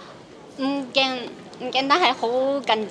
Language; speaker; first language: Cantonese; non-native, learner; Japanese